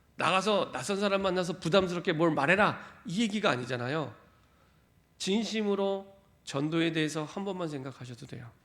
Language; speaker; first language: Korean; native; Korean